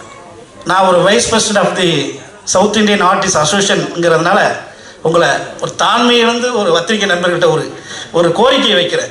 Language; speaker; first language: Tamil; native; Tamil